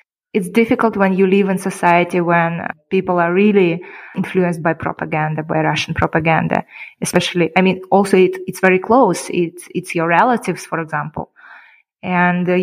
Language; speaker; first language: English; non-native, fluent; Kyrgyz